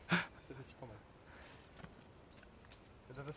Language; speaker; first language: French; native; French